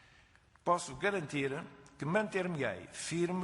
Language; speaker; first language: Portuguese; native; Portuguese